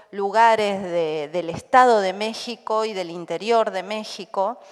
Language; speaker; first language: Spanish; native; Spanish